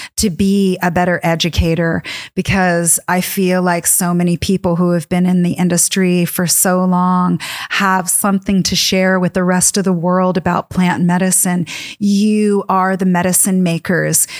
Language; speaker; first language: English; native; English